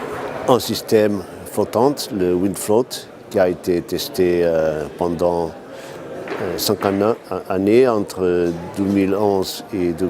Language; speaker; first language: French; non-native, fluent; Portuguese